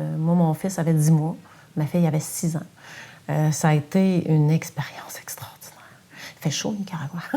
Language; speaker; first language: French; non-native, local second language; English